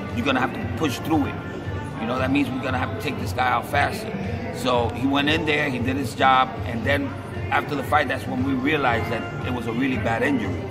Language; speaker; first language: English; native; English